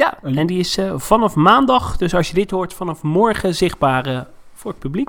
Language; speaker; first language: Dutch; native; Dutch